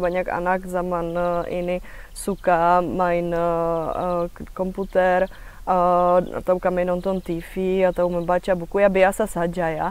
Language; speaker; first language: Indonesian; non-native, fluent; Czech